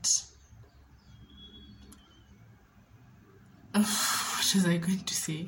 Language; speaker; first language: English; non-native, local second language; Swahili